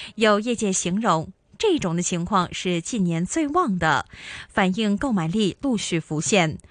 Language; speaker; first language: Chinese; non-native, local second language; Cantonese